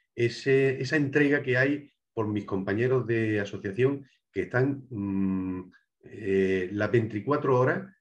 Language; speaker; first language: Spanish; native; Spanish